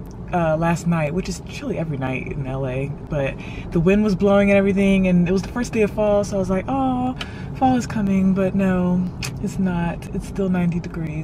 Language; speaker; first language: English; native; English